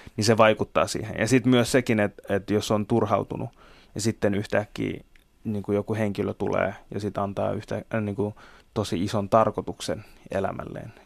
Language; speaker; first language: Finnish; early bilingual, other home language; Bangla